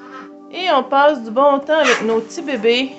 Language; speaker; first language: French; native; French